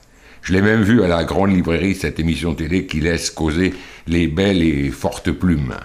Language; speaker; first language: French; native; French